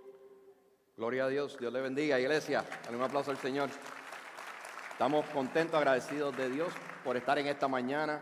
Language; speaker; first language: Spanish; native; Spanish